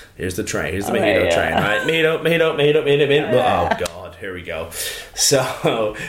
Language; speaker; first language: English; native; English